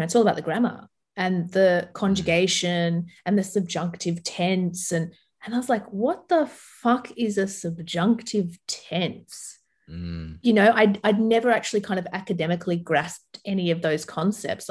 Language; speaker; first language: English; early bilingual, other home language; Arabic